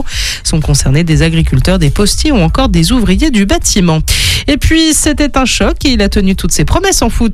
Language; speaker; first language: French; native; French